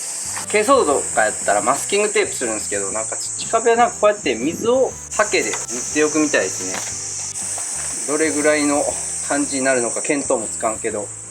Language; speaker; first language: Japanese; native; Japanese